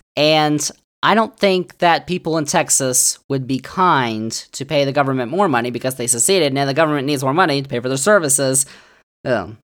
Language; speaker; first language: English; native; English